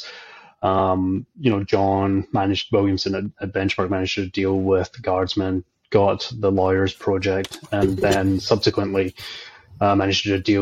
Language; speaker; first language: English; native; English